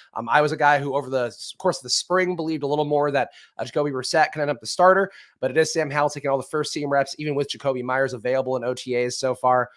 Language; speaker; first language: English; native; English